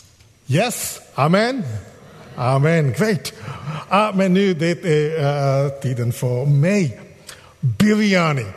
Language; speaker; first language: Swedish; non-native, fluent; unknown